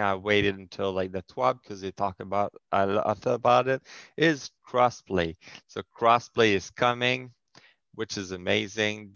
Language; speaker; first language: English; non-native, fluent; French